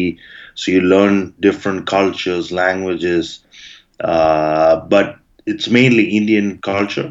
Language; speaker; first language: English; non-native, local second language; Malayalam